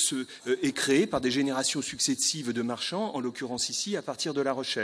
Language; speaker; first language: French; native; French